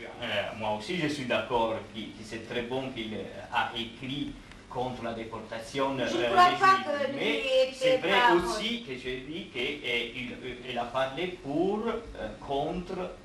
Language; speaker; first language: French; non-native, fluent; Italian